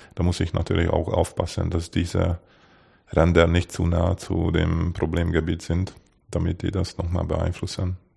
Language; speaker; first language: German; non-native, fluent; Hungarian